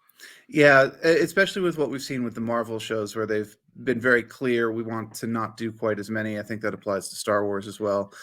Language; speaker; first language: English; native; English